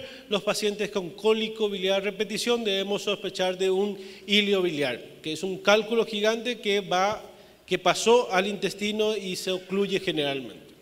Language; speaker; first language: Spanish; native; Spanish